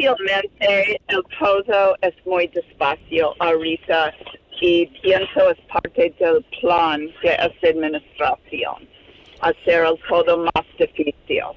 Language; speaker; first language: Spanish; non-native, learner; English